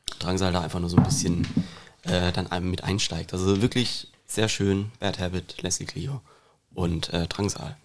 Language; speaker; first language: German; native; German